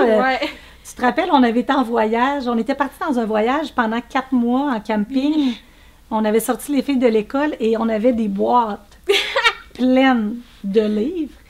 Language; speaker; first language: French; native; French